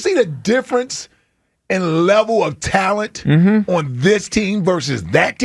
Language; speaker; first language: English; native; English